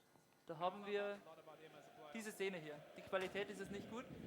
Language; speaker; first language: German; native; German